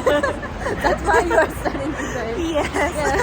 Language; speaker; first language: English; non-native, learner; Korean